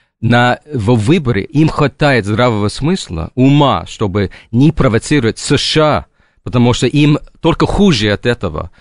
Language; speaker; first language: Russian; non-native, fluent; English